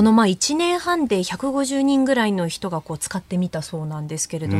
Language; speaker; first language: Japanese; native; Japanese